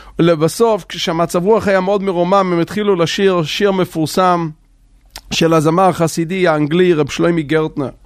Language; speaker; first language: Hebrew; non-native, local second language; Yiddish